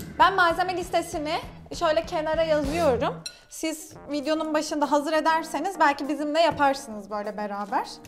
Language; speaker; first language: Turkish; native; Turkish